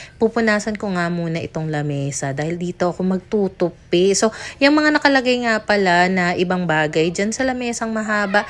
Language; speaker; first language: Filipino; native; Filipino